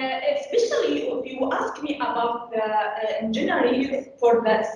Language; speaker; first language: English; non-native, learner; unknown